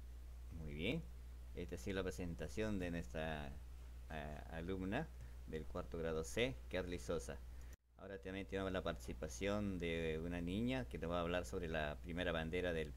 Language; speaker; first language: Spanish; native; Spanish